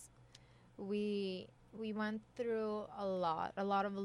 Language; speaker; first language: English; early bilingual, other home language; Persian